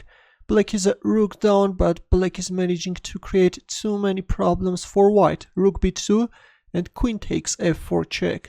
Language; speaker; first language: English; non-native, fluent; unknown